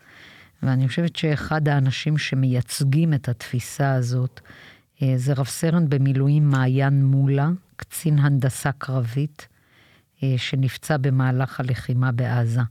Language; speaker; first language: Hebrew; native; Hebrew